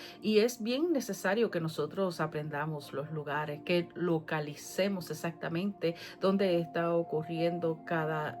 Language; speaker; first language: Spanish; native; Spanish